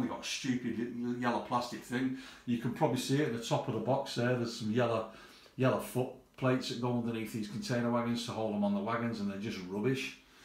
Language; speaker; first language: English; native; English